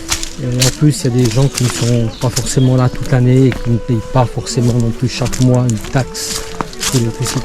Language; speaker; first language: French; native; French